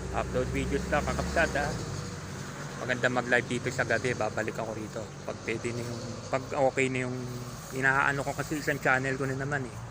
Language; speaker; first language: Filipino; non-native, local second language; Iloko